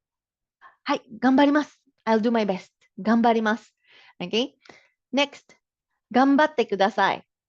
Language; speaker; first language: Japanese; non-native, fluent; Filipino